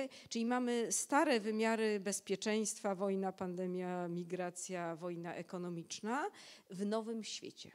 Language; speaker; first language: Polish; native; Polish